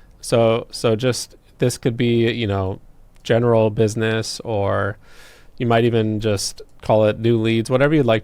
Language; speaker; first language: English; native; English